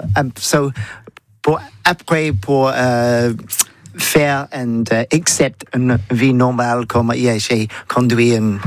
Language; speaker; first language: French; non-native, learner; English